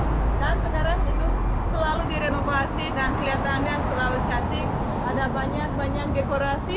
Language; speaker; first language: Indonesian; non-native, fluent; Russian